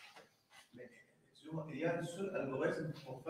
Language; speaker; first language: French; non-native, learner; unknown